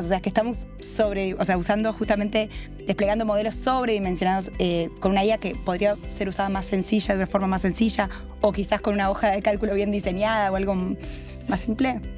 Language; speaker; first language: Spanish; native; Spanish